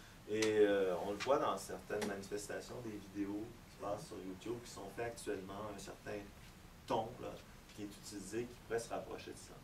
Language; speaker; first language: French; native; French